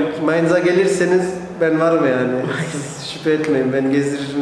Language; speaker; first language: Turkish; early bilingual, heritage; Turkish